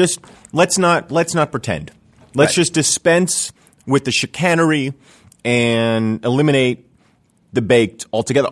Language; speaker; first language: English; native; English